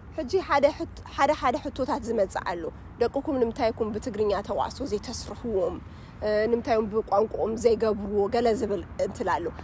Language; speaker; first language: Tigrinya; early bilingual, heritage; Tigrinya